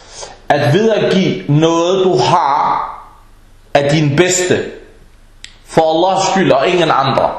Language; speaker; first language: Danish; early bilingual, other home language; Arabic